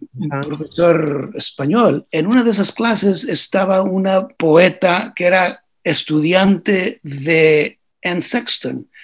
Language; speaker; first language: Spanish; early bilingual, heritage; Spanish